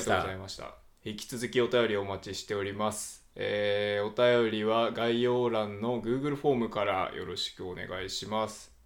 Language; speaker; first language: Japanese; native; Japanese